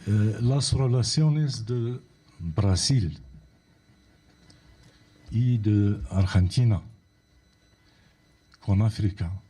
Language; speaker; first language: Spanish; non-native, fluent; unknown